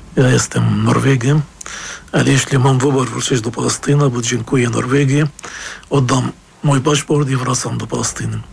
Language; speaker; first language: Polish; non-native, fluent; Arabic